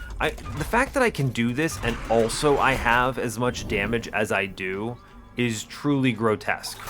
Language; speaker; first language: English; native; English